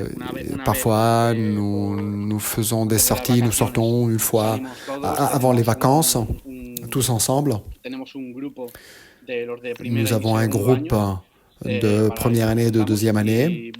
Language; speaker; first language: French; non-native, fluent; Spanish